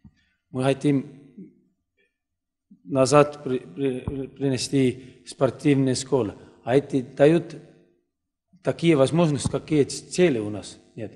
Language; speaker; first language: Russian; non-native, learner; Estonian